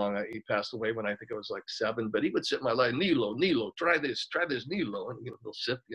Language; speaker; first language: English; native; English